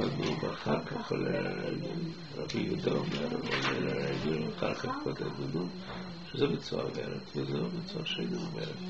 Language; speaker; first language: Hebrew; non-native, learner; English